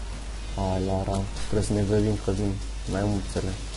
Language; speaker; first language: Romanian; native; Romanian